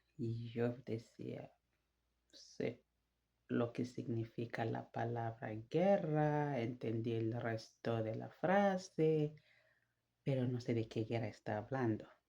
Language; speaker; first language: Spanish; non-native, fluent; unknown